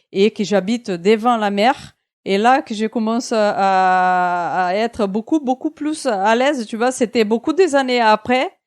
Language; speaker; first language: French; non-native, fluent; Portuguese